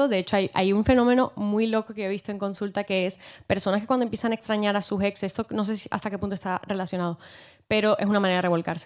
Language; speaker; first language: Spanish; native; Spanish